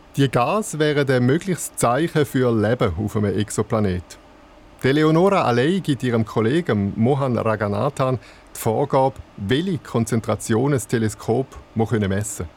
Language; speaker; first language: German; native; German